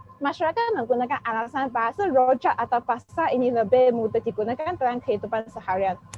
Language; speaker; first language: Malay; non-native, local second language; Chinese